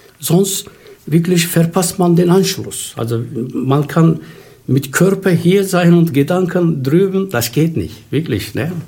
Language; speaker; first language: German; non-native, fluent; Turkish